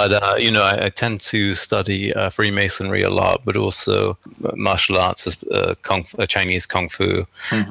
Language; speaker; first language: English; native; English